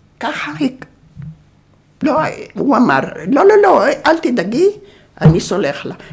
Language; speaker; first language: Hebrew; early bilingual, other home language; Yiddish